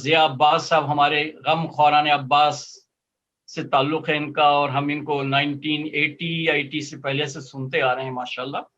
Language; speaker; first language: Urdu; native; Urdu